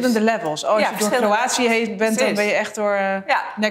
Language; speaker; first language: Dutch; native; Dutch